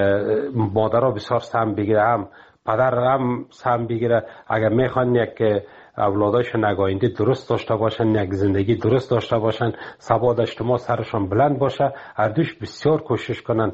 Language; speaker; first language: Persian; native; Persian